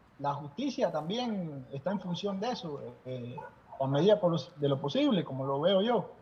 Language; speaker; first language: Spanish; native; Spanish